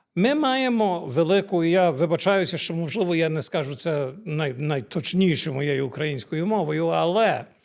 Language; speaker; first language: Ukrainian; early bilingual, heritage; Ukrainian